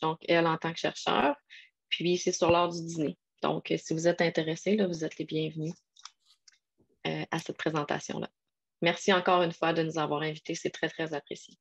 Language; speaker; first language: French; native; French